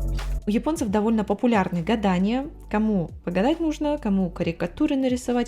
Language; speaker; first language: Russian; native; Russian